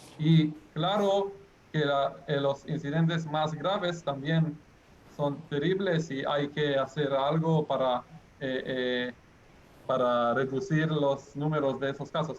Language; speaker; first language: Spanish; non-native, fluent; Hebrew